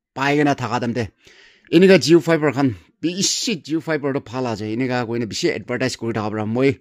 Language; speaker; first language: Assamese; non-native, local second language; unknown